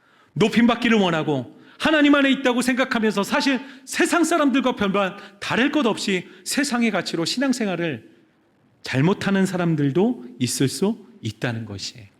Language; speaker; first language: Korean; native; Korean